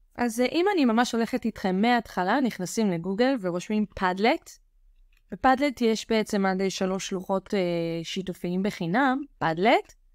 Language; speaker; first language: Hebrew; native; Hebrew